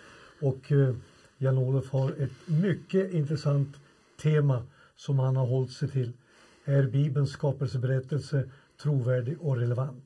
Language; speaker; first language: Swedish; native; Swedish